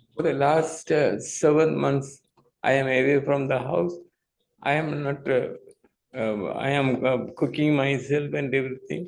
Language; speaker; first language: English; non-native, local second language; Tamil